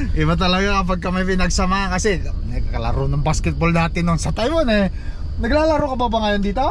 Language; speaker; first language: Filipino; non-native, local second language; Iloko